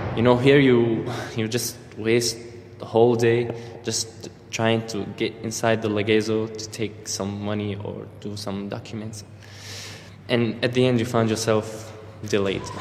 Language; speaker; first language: English; non-native, fluent; Arabic